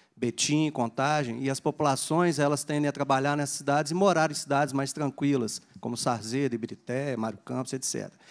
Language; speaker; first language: Portuguese; native; Portuguese